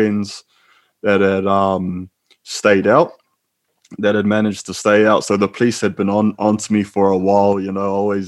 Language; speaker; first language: English; native; English